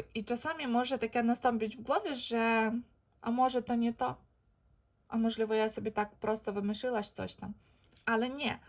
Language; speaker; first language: Polish; non-native, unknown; Ukrainian